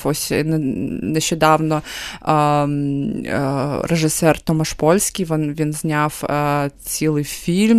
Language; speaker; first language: Ukrainian; non-native, local second language; Russian